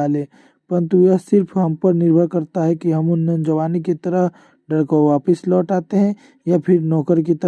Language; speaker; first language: Hindi; native; Hindi